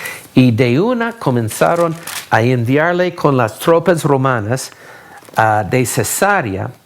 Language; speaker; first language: Spanish; non-native, fluent; English